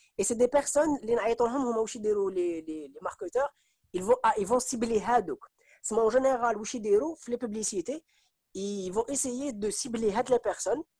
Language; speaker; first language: French; non-native, local second language; Arabic